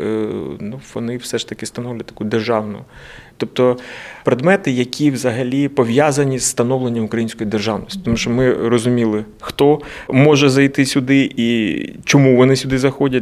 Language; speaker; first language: Ukrainian; native; Ukrainian